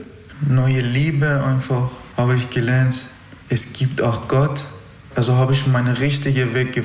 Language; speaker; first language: German; non-native, learner; Persian